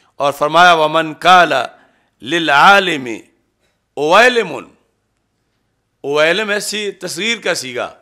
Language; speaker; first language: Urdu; non-native, local second language; Punjabi